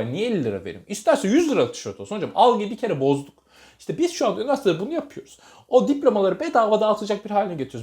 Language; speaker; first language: Turkish; native; Turkish